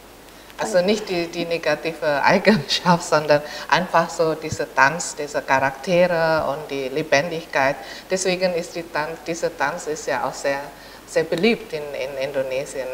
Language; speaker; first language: German; non-native, fluent; Indonesian